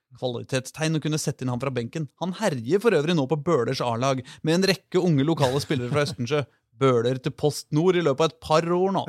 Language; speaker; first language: Norwegian; native; Norwegian